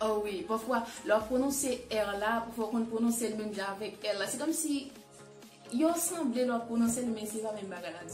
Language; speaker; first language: French; non-native, local second language; Haitian Creole